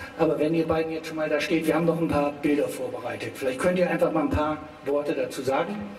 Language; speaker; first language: German; native; German